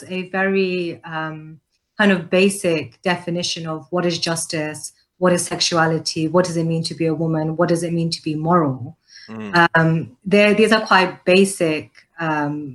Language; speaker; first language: English; native; English